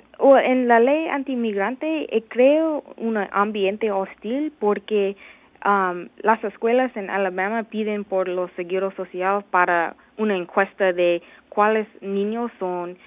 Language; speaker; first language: Spanish; non-native, learner; English